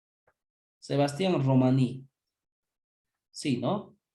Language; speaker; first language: Spanish; native; Spanish